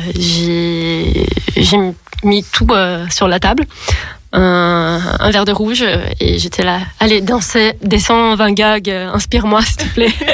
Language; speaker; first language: French; non-native, fluent; Portuguese